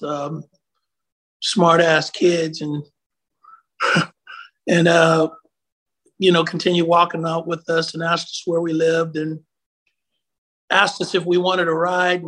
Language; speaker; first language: English; native; English